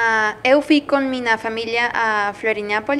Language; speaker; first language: Portuguese; non-native, learner; Spanish